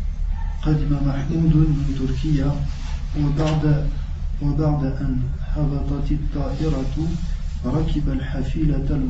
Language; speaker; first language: Arabic; non-native, learner; French